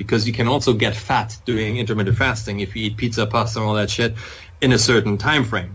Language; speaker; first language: English; non-native, fluent; German